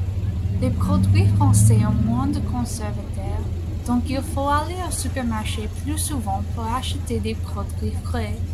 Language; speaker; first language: French; non-native, fluent; English